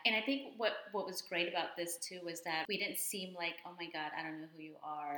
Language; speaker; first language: English; early bilingual, other home language; Spanish